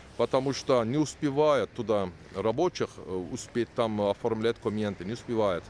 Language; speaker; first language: Russian; non-native, learner; Turkish